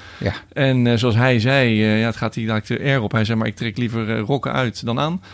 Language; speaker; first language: Dutch; native; Dutch